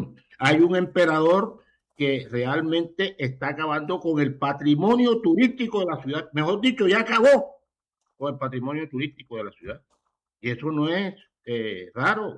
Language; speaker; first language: Spanish; native; Spanish